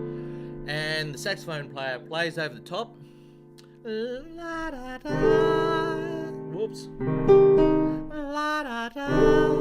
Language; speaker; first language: English; native; English